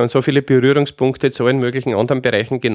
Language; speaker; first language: German; native; German